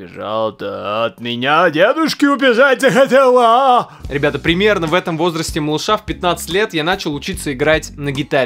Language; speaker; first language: Russian; native; Russian